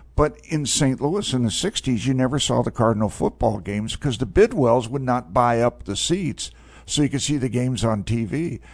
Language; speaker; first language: English; native; English